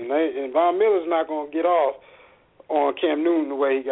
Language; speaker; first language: English; native; English